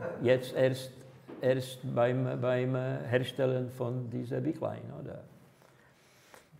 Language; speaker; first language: German; non-native, fluent; Czech